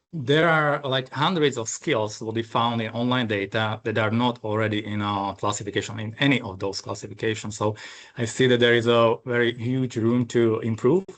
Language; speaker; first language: English; non-native, fluent; Slovak